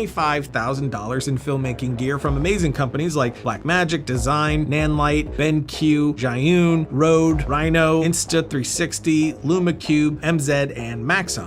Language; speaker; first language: English; native; English